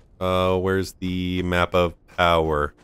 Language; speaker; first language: English; native; English